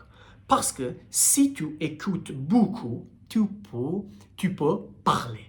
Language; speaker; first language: French; non-native, learner; Persian